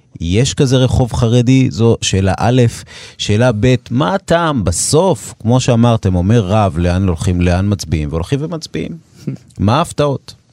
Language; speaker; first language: Hebrew; native; Hebrew